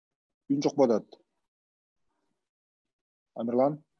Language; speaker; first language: Kyrgyz; non-native, local second language; Russian